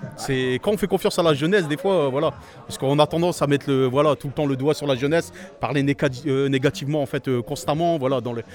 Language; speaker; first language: French; native; French